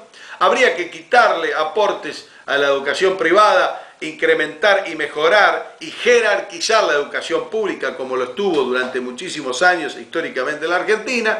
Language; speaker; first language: Spanish; native; Spanish